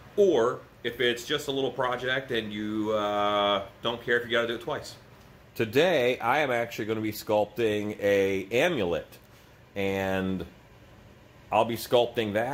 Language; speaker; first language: English; native; English